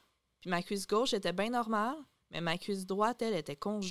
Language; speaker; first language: French; native; French